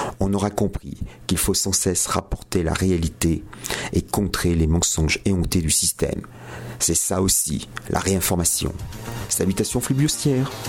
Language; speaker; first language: French; native; French